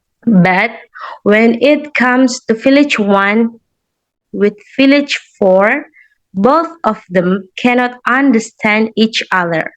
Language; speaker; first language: English; non-native, learner; Indonesian